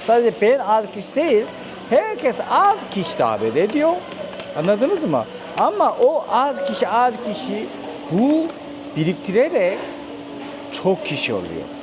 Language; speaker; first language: Turkish; non-native, fluent; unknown